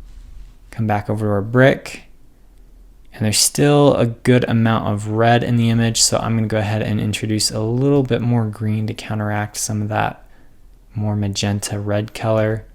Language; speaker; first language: English; native; English